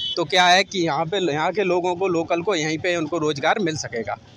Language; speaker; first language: Hindi; native; Hindi